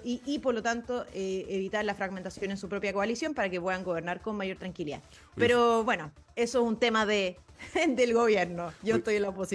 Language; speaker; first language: Spanish; native; Spanish